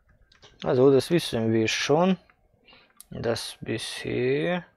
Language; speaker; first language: German; non-native, fluent; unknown